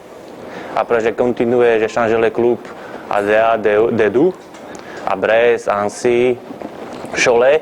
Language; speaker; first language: French; non-native, learner; Slovak